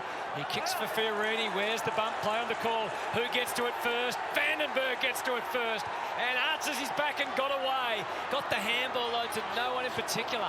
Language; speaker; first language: English; native; English